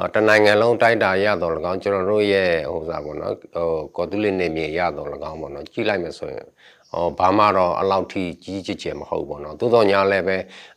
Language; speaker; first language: Burmese; non-native, local second language; S'gaw Karen